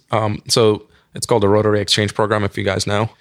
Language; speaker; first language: English; non-native, fluent; Turkish